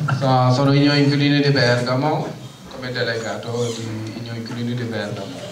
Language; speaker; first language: Italian; non-native, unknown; Wolof